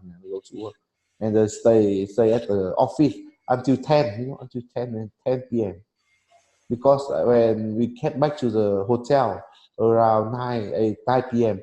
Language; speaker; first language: English; non-native, learner; Vietnamese